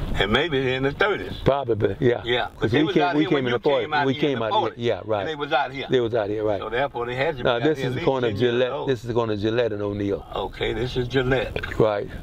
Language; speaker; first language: English; native; English